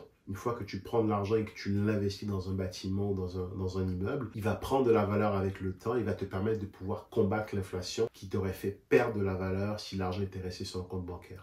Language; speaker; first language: French; native; French